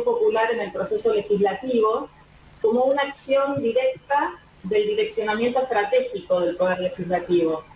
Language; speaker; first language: Spanish; native; Spanish